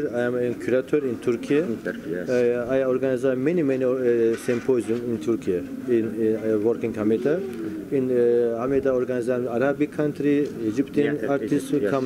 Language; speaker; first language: English; non-native, learner; Turkish